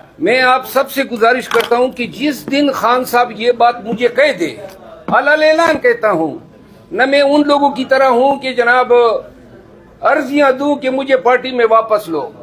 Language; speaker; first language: Urdu; non-native, local second language; Pashto